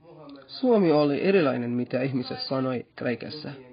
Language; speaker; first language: Finnish; non-native, learner; Arabic